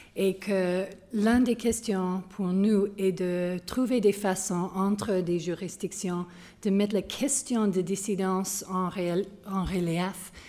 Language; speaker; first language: French; non-native, learner; English